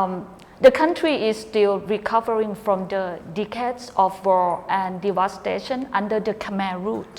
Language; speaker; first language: English; non-native, fluent; Thai